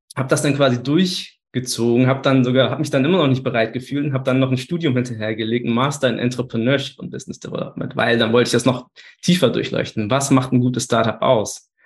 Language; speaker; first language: German; early bilingual, other home language; Turkish